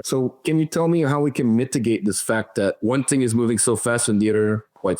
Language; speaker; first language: English; non-native, fluent; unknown